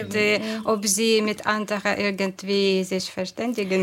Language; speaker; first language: German; non-native, fluent; Ukrainian